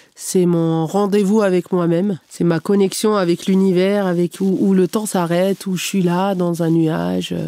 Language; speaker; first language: French; non-native, local second language; Arabic